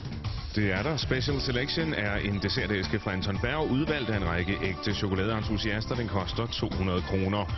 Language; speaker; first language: Danish; native; Danish